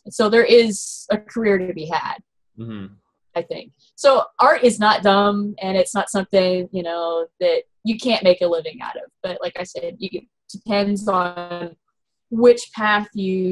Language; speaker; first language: English; native; English